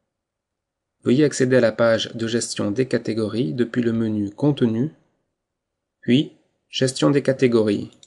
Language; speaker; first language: French; native; French